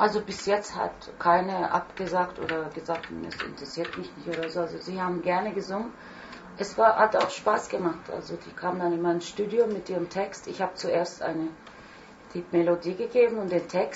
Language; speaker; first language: German; non-native, fluent; Turkish